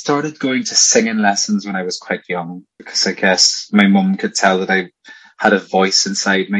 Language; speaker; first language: English; native; English